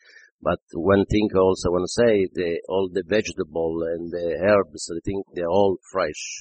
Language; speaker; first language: English; non-native, fluent; Italian